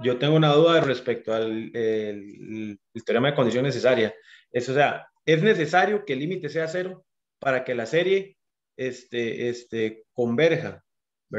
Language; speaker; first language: Spanish; native; Spanish